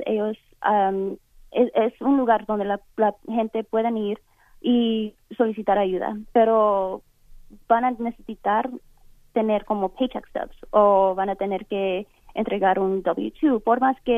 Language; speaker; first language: Spanish; early bilingual, heritage; Spanish